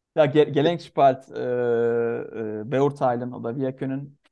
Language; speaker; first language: German; non-native, learner; Turkish